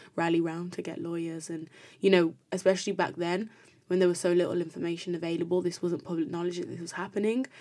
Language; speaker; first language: English; native; English